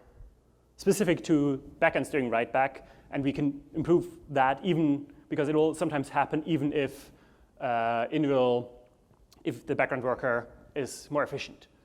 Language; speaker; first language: English; non-native, fluent; German